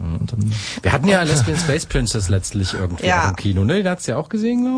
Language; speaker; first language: German; native; German